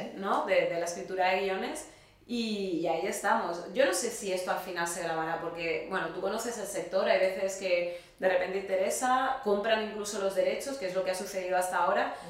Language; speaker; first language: Spanish; native; Spanish